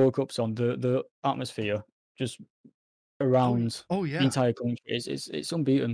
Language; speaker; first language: English; native; English